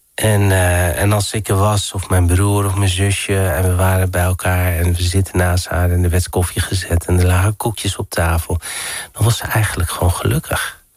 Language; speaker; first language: Dutch; early bilingual, other home language; Riffian